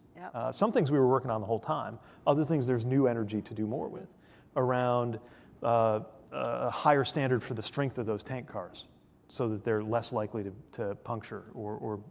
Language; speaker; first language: English; native; English